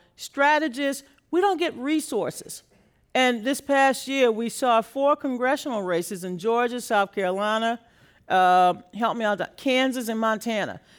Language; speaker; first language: English; native; English